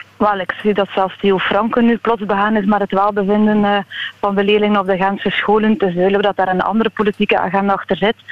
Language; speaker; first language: Dutch; native; Dutch